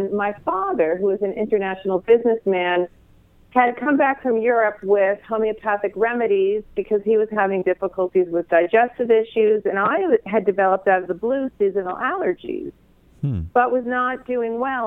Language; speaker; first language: English; native; English